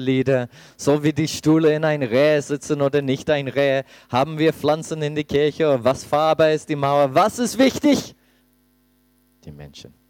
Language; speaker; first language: German; non-native, fluent; English